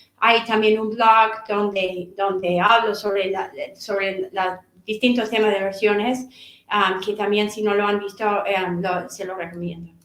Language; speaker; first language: Spanish; non-native, fluent; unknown